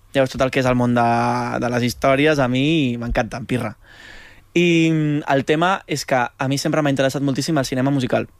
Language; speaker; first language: Catalan; native; Catalan